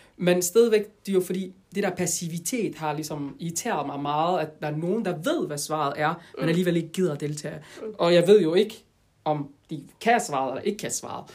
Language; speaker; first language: Danish; non-native, fluent; French